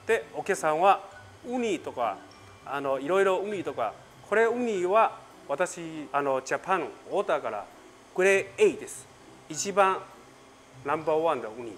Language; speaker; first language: Japanese; non-native, learner; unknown